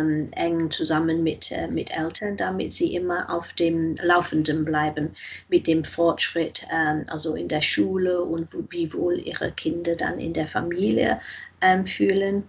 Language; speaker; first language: German; non-native, fluent; English